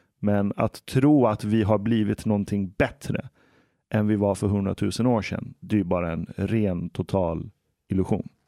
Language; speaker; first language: Swedish; early bilingual, other home language; Persian